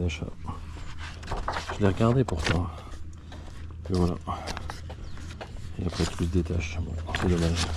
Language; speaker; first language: French; native; French